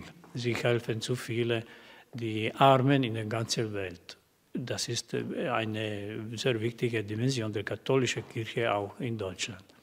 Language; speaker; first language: German; non-native, learner; Croatian